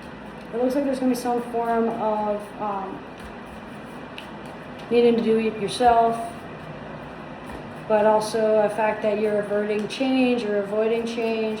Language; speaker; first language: English; native; English